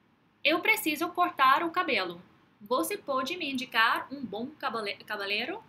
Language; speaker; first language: Portuguese; non-native, fluent; English